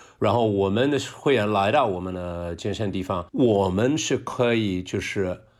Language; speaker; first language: Chinese; non-native, fluent; English